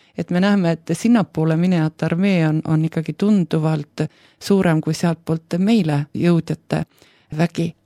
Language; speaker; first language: Estonian; native; Estonian